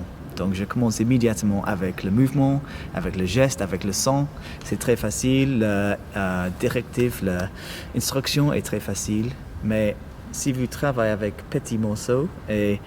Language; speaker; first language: French; non-native, learner; English